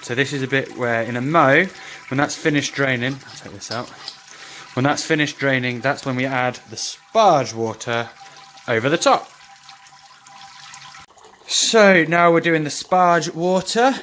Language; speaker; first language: English; native; English